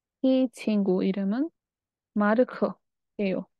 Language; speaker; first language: Korean; non-native, fluent; Bangla